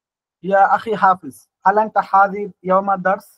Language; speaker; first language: Arabic; non-native, learner; Bangla